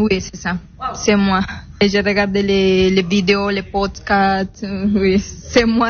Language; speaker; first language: French; non-native, learner; Spanish